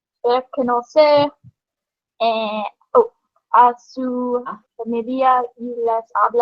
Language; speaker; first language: Spanish; non-native, learner; English